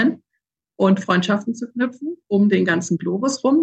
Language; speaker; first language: German; native; German